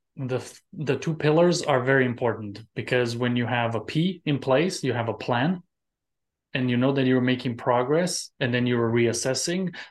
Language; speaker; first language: English; non-native, fluent; Romanian